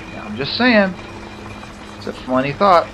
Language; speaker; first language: English; native; English